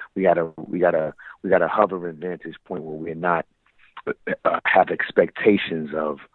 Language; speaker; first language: English; native; English